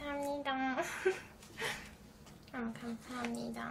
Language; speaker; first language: Korean; non-native, learner; Turkish